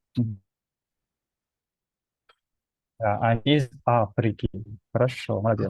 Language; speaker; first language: Russian; non-native, fluent; Indonesian